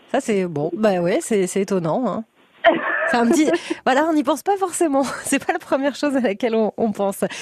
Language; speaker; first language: French; native; French